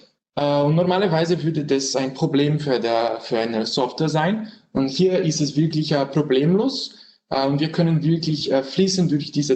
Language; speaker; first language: German; non-native, learner; French